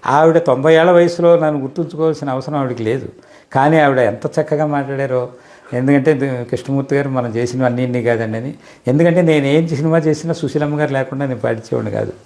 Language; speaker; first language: Telugu; native; Telugu